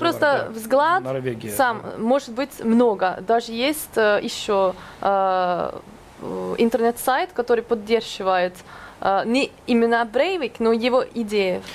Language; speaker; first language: Russian; non-native, fluent; Norwegian